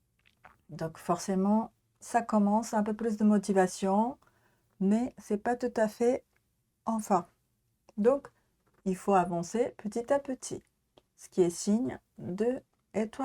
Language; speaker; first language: French; non-native, learner; Japanese